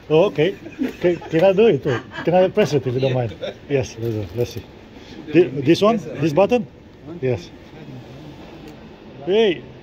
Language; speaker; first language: English; non-native, learner; Romanian